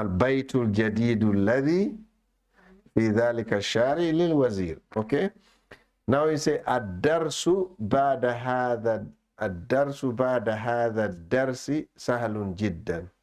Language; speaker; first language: Arabic; non-native, fluent; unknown